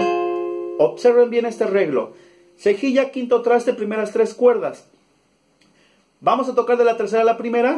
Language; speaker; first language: Spanish; native; Spanish